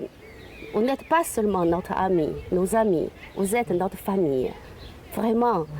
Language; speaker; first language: French; non-native, fluent; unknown